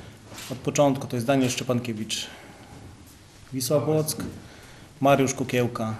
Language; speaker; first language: Polish; native; Polish